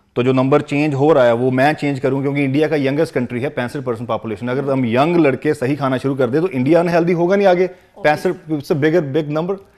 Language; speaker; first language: Hindi; non-native, local second language; Punjabi